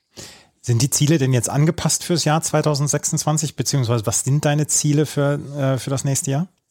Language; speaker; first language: German; native; German